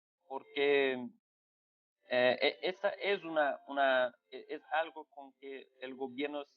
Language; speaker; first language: Spanish; non-native, fluent; Portuguese